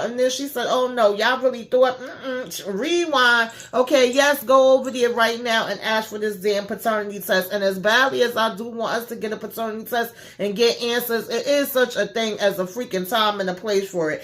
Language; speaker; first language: English; native; English